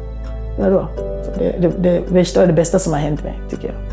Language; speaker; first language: Swedish; non-native, fluent; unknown